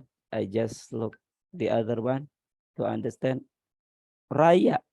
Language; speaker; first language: English; non-native, learner; Indonesian